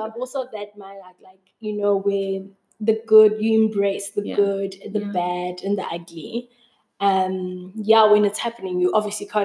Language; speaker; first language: English; early bilingual, other home language; Zulu